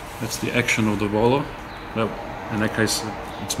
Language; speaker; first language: English; non-native, fluent; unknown